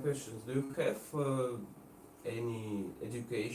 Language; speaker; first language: English; non-native, learner; Russian